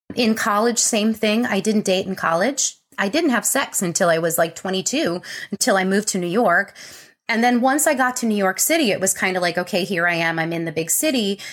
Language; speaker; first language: English; native; English